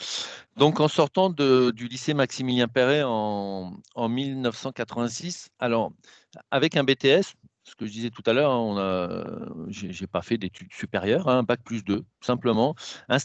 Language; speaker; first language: French; native; French